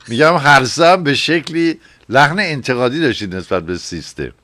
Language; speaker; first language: Persian; native; Persian